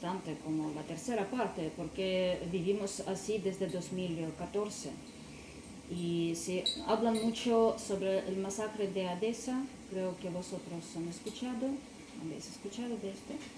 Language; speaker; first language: Spanish; non-native, learner; Russian